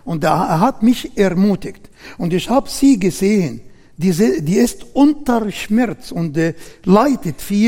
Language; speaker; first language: German; non-native, learner; Arabic